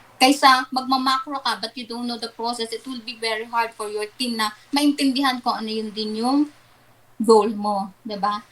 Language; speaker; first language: Filipino; non-native, local second language; Waray